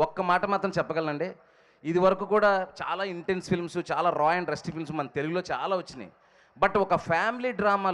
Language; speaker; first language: Telugu; native; Telugu